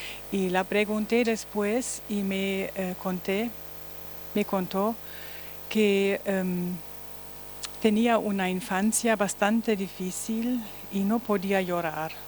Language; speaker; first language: Spanish; non-native, learner; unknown